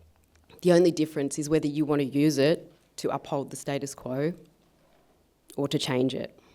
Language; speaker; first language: English; native; English